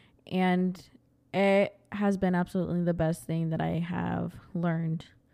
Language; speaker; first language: English; early bilingual, other home language; Spanish